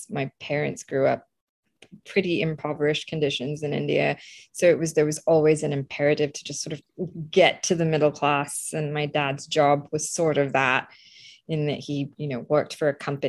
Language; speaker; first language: English; early bilingual, other home language; Bangla